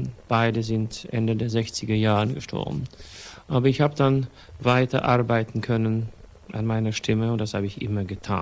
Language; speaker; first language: German; non-native, fluent; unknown